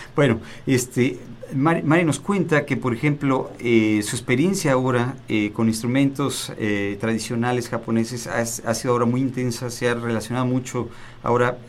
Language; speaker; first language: Spanish; native; Spanish